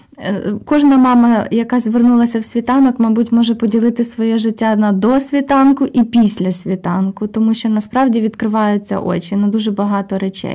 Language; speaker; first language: Ukrainian; native; Ukrainian